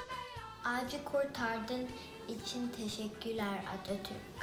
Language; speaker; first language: Turkish; early bilingual, heritage; Turkish